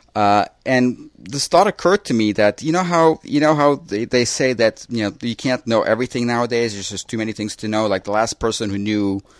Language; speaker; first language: English; early bilingual, other home language; Russian